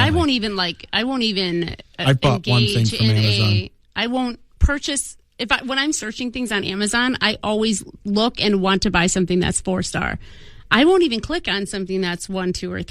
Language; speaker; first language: English; native; English